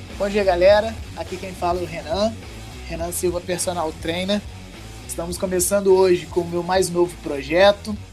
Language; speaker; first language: Portuguese; native; Portuguese